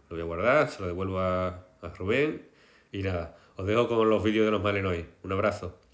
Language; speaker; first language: Spanish; native; Spanish